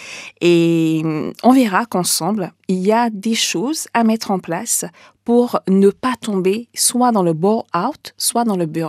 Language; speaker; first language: French; native; French